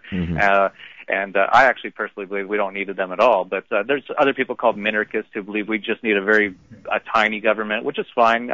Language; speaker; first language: English; native; English